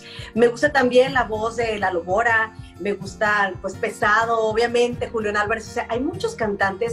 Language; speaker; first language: Spanish; native; Spanish